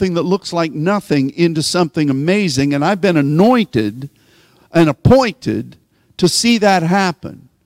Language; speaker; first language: English; native; English